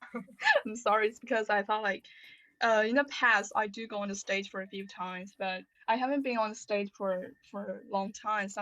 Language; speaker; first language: English; non-native, fluent; Chinese